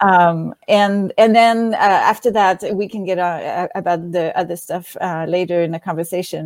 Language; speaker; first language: English; non-native, fluent; French